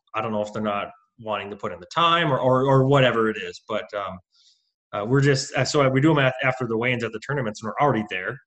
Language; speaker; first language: English; native; English